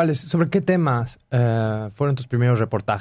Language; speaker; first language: Spanish; native; Spanish